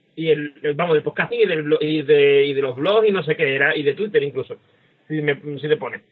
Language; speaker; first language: Spanish; native; Spanish